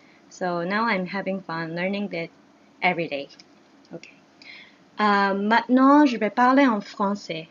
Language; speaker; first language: Japanese; native; Japanese